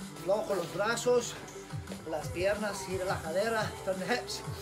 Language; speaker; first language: Spanish; non-native, learner; English